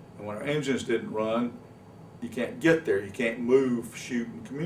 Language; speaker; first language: English; native; English